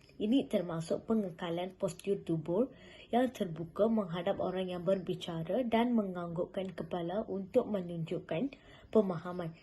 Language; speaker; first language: Malay; non-native, local second language; Tamil